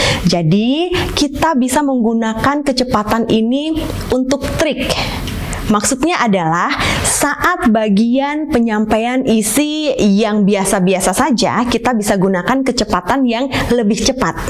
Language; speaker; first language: Indonesian; native; Indonesian